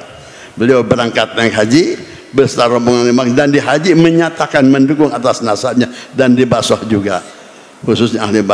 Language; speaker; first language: Indonesian; native; Indonesian